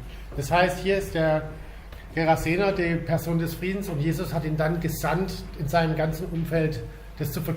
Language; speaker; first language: German; native; German